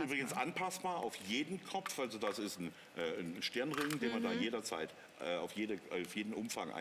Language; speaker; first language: German; native; German